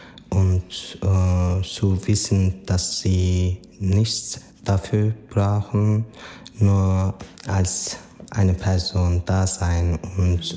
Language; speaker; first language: German; non-native, learner; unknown